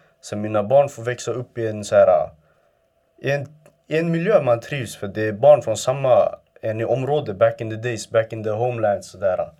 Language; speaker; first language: Swedish; early bilingual, other home language; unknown